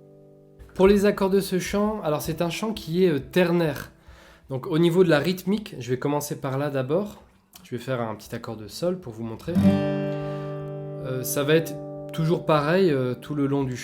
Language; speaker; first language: French; native; French